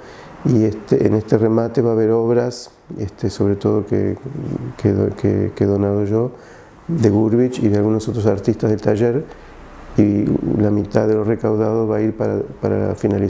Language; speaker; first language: Spanish; native; Spanish